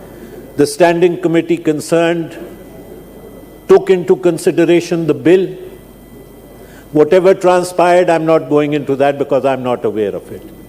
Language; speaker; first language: English; non-native, local second language; Urdu